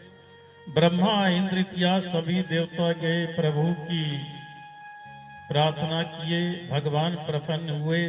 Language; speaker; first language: Hindi; native; Hindi